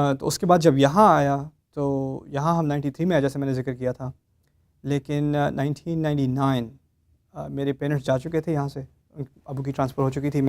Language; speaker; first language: Urdu; early bilingual, heritage; Urdu